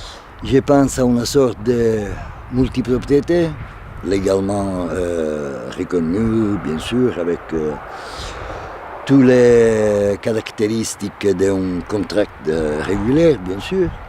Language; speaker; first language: French; non-native, fluent; Italian